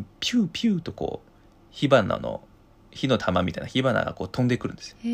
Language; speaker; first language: Japanese; non-native, fluent; Chinese